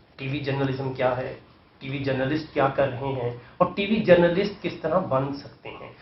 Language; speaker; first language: Urdu; native; Urdu